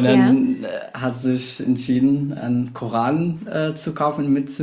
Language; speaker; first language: German; non-native, fluent; Arabic